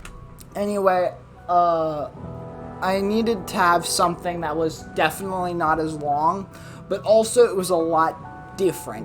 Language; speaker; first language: English; native; English